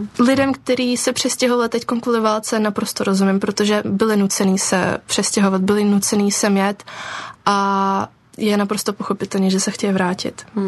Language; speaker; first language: Czech; early bilingual, other home language; Ukrainian